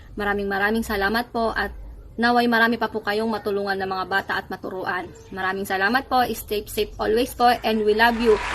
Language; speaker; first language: Filipino; native; Filipino